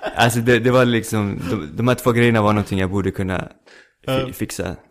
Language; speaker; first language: Swedish; native; Swedish